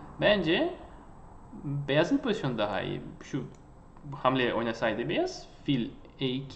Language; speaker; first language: Turkish; non-native, fluent; Russian